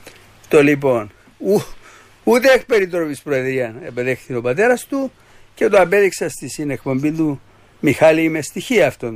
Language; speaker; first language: Greek; native; Greek